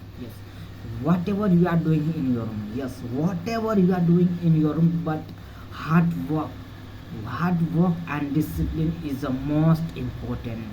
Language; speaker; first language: English; non-native, learner; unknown